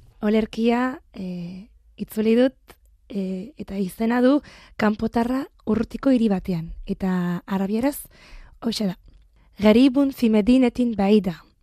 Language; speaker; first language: Basque; non-native, fluent; French